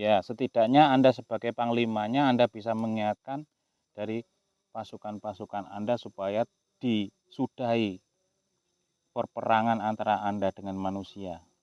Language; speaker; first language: Indonesian; native; Indonesian